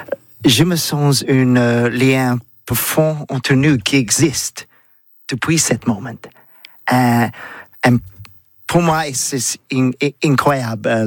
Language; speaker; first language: French; non-native, learner; English